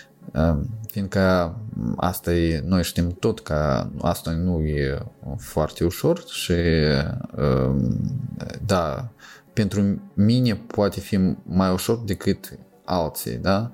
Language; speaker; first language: Romanian; non-native, local second language; Russian